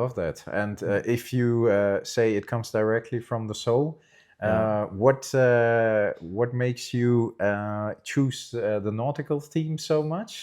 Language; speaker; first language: English; non-native, fluent; German